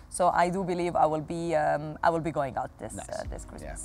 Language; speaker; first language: English; non-native, fluent; Serbian